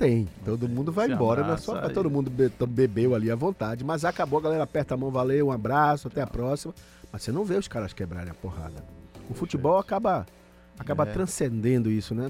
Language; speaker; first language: Portuguese; native; Portuguese